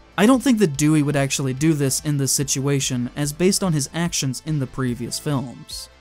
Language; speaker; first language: English; native; English